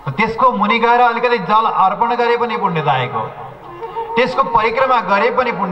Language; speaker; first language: Nepali; native; Nepali